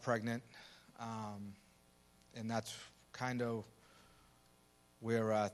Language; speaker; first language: English; native; English